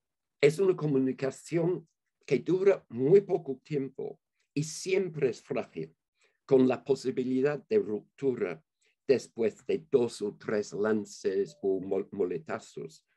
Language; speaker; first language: Spanish; non-native, fluent; English